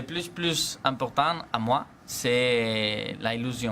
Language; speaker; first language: French; non-native, learner; Spanish